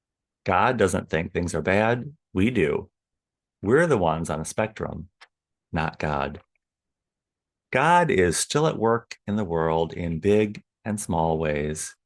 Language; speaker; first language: English; native; English